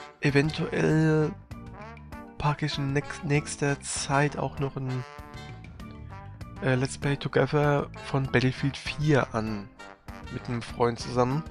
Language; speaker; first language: German; native; German